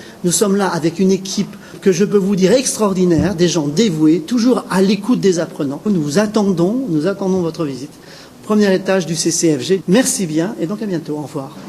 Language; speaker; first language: French; native; French